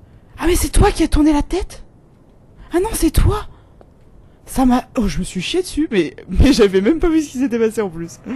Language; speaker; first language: French; native; French